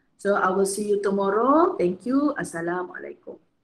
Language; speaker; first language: English; non-native, local second language; Malay